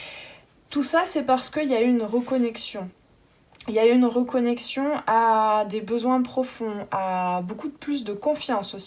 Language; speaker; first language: French; native; French